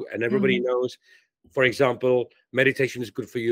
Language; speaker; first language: English; non-native, local second language; Hindi